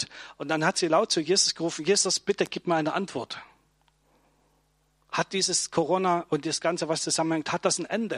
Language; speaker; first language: German; native; German